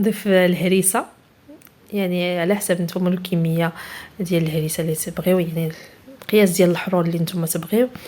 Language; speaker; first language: Arabic; native; Arabic